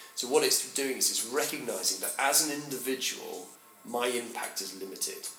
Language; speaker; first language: English; native; English